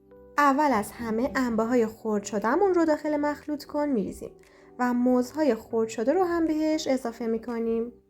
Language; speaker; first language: Persian; native; Persian